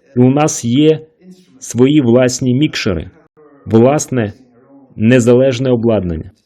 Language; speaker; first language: Ukrainian; non-native, fluent; English